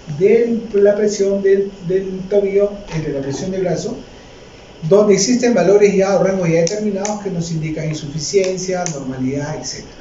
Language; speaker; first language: Spanish; native; Spanish